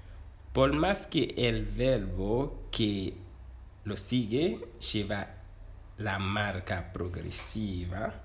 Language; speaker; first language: Spanish; non-native, fluent; Haitian Creole